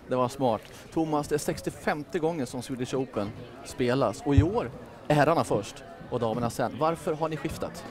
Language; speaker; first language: Swedish; native; Swedish